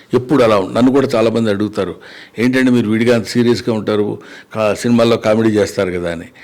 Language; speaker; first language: Telugu; native; Telugu